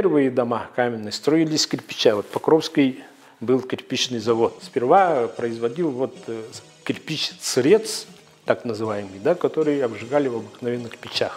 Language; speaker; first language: Russian; native; Russian